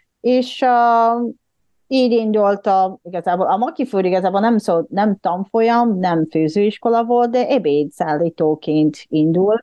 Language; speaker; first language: Hungarian; non-native, fluent; Japanese